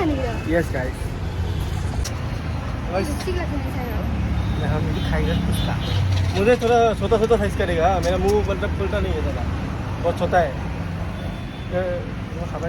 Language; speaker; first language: Hindi; non-native, local second language; Assamese